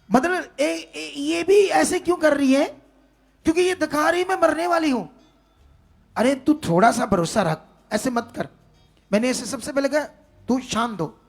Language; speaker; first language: Hindi; non-native, local second language; Punjabi